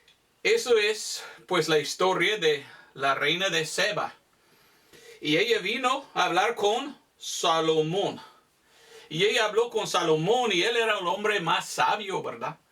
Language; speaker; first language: Spanish; non-native, fluent; English